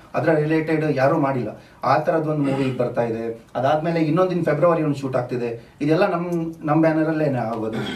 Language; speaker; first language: Kannada; non-native, local second language; Tulu